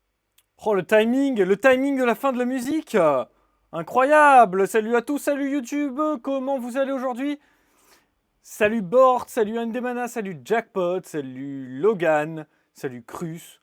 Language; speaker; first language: French; native; French